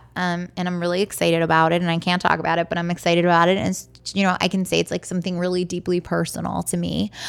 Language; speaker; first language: English; native; English